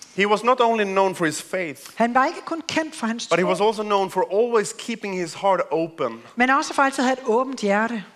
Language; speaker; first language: English; non-native, fluent; Swedish